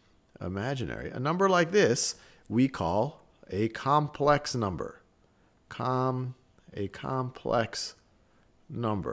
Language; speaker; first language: English; native; English